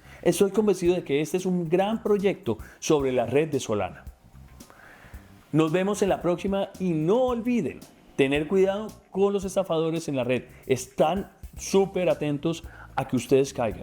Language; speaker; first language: Spanish; native; Spanish